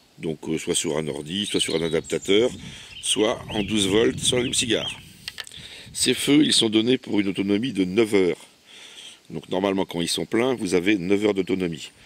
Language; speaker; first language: French; native; French